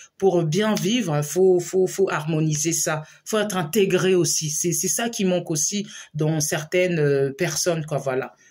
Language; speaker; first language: French; non-native, local second language; Lingala